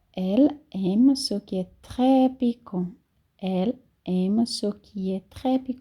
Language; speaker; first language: French; non-native, fluent; Portuguese